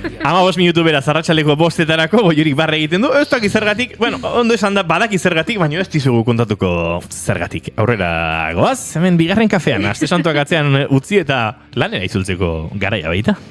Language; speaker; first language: Basque; native; Basque